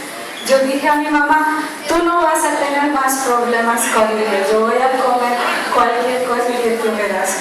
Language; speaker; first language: Spanish; non-native, learner; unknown